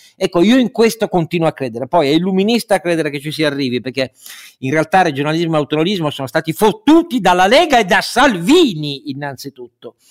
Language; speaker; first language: Italian; native; Italian